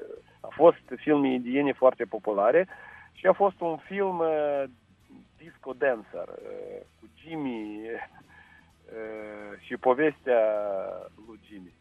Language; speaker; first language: Romanian; non-native, local second language; Russian